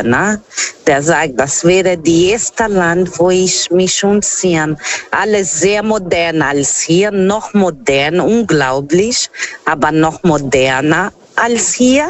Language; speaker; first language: German; non-native, learner; Portuguese